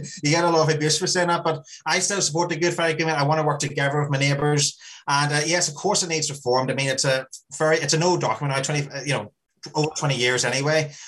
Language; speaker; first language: English; native; English